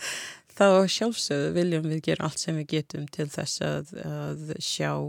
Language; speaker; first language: Icelandic; non-native, fluent; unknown